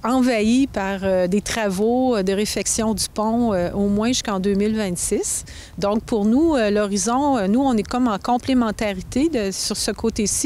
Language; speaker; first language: French; native; French